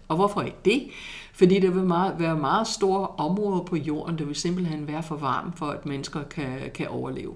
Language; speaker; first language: Danish; non-native, fluent; English